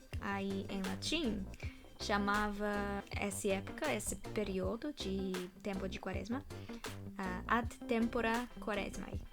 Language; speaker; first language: Portuguese; non-native, fluent; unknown